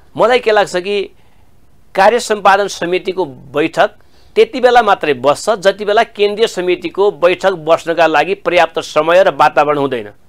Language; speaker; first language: Nepali; native; Nepali